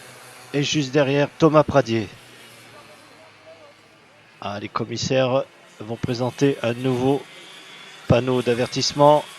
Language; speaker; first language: French; native; French